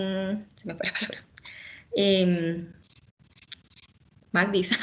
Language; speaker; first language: Spanish; native; Spanish